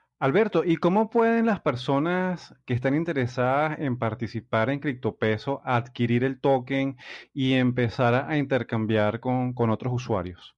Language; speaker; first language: Spanish; native; Spanish